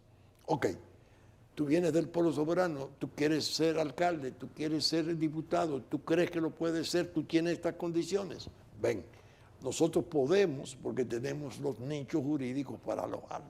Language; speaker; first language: Spanish; native; Spanish